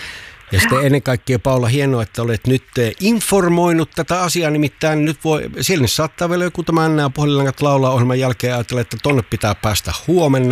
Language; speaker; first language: Finnish; native; Finnish